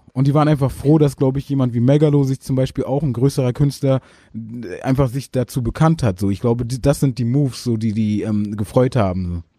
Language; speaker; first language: German; early bilingual, other home language; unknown